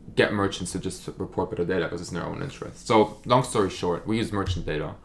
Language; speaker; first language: English; non-native, fluent; German